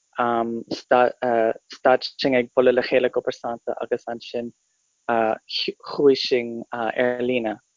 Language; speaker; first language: Irish; non-native, learner; English